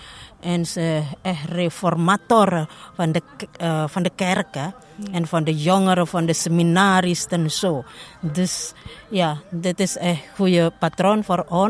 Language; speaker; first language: Dutch; non-native, learner; Indonesian